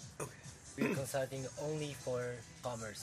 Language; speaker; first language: English; non-native, fluent; Japanese